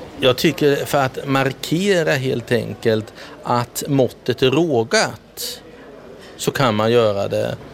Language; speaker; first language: Swedish; native; Swedish